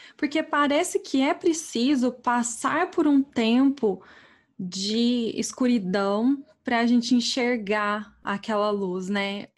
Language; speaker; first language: Portuguese; native; Portuguese